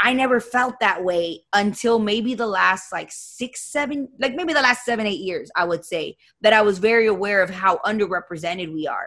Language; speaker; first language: English; native; English